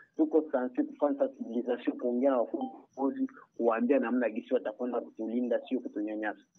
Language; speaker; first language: Swahili; native; Swahili